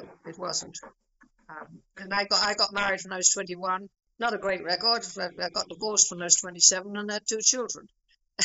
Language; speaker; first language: English; native; English